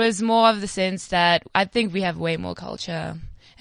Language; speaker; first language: English; native; English